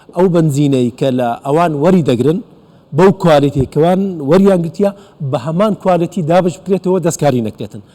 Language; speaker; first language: Central Kurdish; native; Central Kurdish